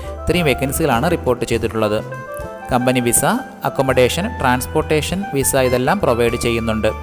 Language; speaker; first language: Malayalam; native; Malayalam